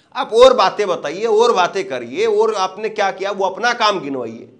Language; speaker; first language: Hindi; native; Hindi